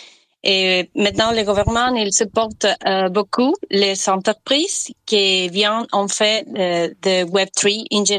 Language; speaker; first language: French; non-native, learner; Spanish